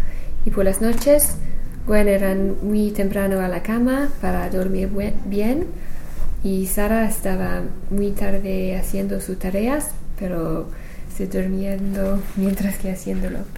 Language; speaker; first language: Spanish; non-native, learner; English